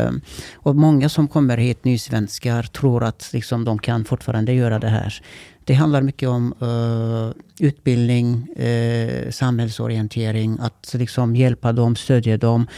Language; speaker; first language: Swedish; early bilingual, other home language; Turkish